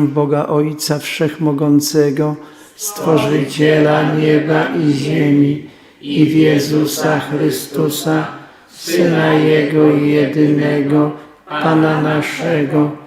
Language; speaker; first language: Polish; native; Polish